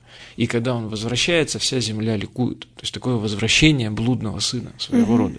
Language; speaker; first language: Russian; native; Russian